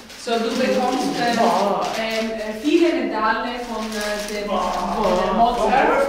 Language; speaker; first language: German; non-native, fluent; Greek